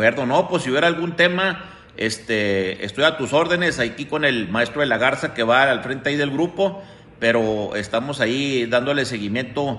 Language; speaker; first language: Spanish; native; Spanish